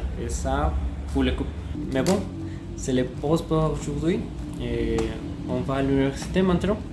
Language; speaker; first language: French; non-native, fluent; Spanish